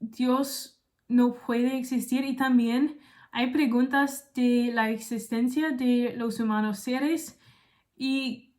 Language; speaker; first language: Spanish; non-native, learner; English